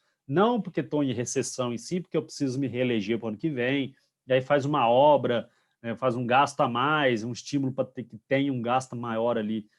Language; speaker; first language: Portuguese; native; Portuguese